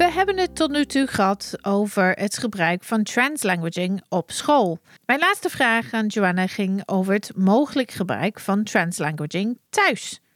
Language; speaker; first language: Dutch; non-native, fluent; English